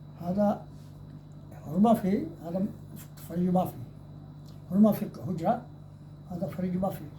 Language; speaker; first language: Arabic; non-native, learner; Urdu